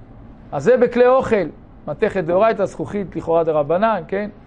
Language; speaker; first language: Hebrew; native; Hebrew